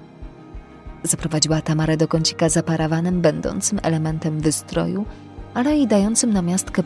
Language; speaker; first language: Polish; native; Polish